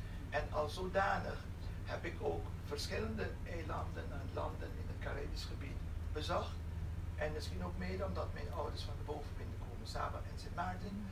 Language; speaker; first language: Dutch; non-native, local second language; Papiamento